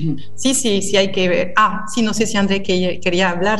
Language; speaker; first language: Spanish; non-native, fluent; French